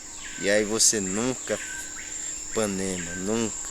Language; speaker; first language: Portuguese; non-native, local second language; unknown